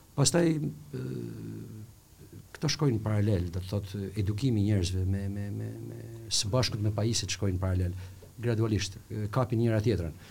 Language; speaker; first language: Albanian; native; Albanian